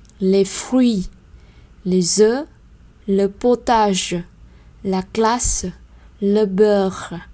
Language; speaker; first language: French; non-native, fluent; Vietnamese